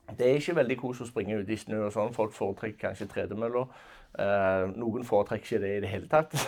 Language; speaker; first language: Norwegian; native; Norwegian